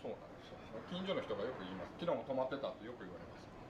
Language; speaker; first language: Japanese; native; Japanese